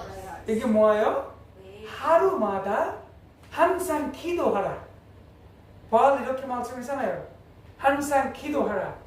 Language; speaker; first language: Korean; non-native, learner; English